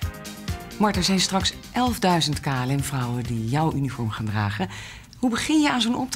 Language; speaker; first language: Dutch; native; Dutch